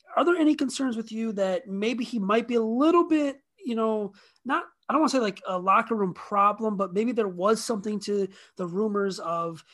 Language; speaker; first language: English; native; English